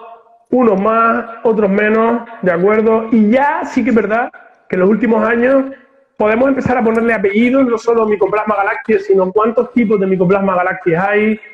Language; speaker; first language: Spanish; native; Spanish